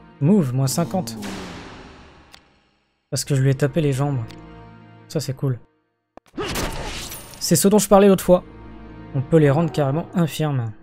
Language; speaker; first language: French; native; French